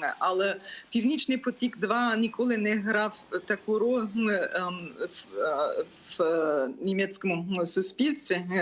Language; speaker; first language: Ukrainian; non-native, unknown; German